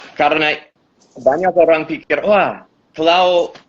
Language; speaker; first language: Indonesian; non-native, fluent; English